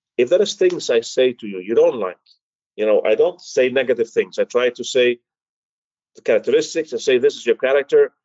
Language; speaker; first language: English; early bilingual, other home language; Dutch